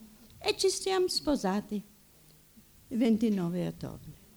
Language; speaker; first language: Italian; early bilingual, heritage; Italian